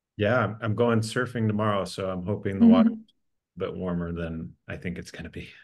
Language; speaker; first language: English; native; English